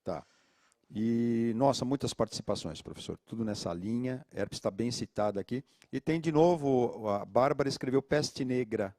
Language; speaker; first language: Portuguese; native; Portuguese